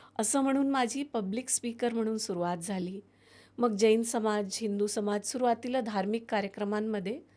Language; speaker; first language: Marathi; non-native, fluent; Hindi